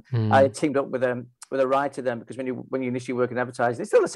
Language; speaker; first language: English; native; English